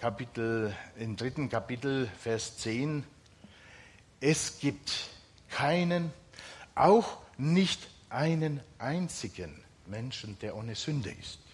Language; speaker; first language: German; non-native, fluent; Finnish